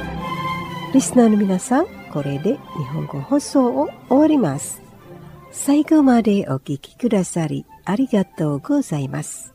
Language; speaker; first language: Japanese; non-native, fluent; Indonesian